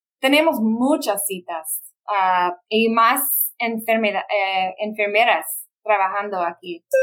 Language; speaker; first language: Spanish; non-native, fluent; English